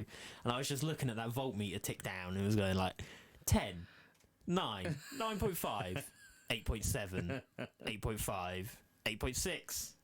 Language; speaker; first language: English; native; English